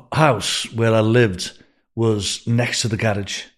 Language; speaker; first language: English; native; English